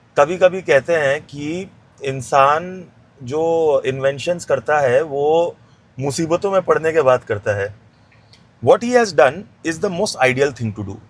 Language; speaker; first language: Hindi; native; Hindi